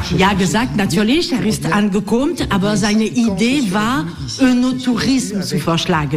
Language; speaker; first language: German; non-native, learner; French